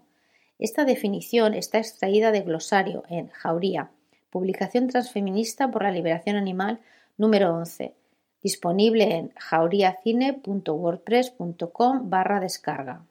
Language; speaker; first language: Spanish; native; Spanish